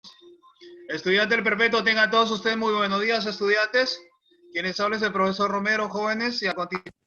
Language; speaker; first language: Spanish; native; Spanish